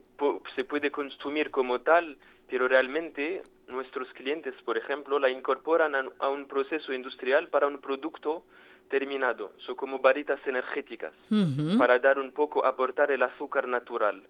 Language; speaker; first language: Spanish; non-native, fluent; French